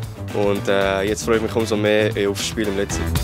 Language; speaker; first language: German; native; German